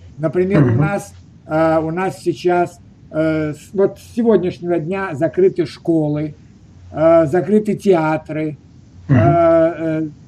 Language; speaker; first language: Russian; native; Russian